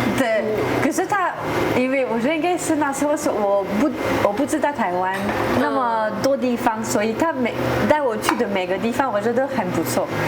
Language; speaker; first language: Chinese; non-native, fluent; French